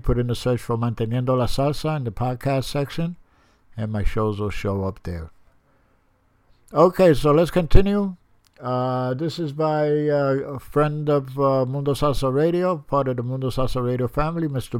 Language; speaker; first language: English; early bilingual, other home language; Spanish